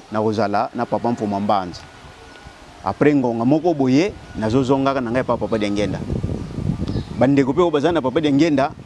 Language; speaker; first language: Lingala; non-native, local second language; Kongo